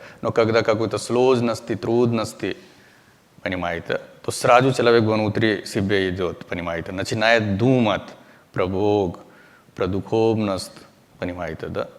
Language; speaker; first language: Russian; non-native, learner; Hindi